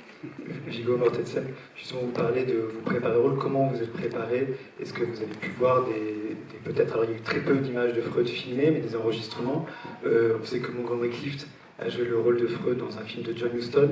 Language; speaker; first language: French; native; French